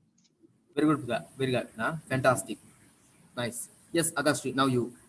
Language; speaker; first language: English; non-native, local second language; Sinhala